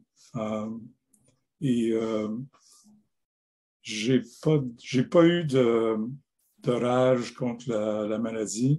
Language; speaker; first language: French; non-native, local second language; English